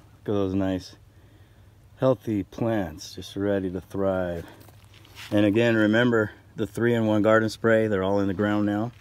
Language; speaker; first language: English; native; English